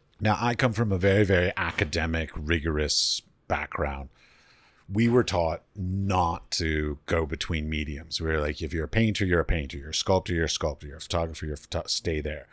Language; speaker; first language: English; native; English